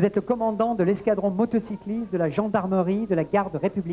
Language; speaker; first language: French; native; French